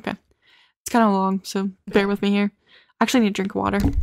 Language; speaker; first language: English; native; English